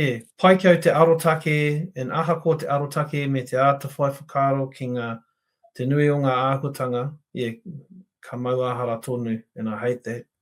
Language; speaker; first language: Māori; non-native, local second language; English